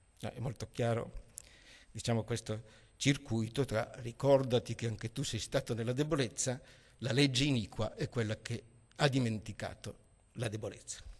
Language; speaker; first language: Italian; native; Italian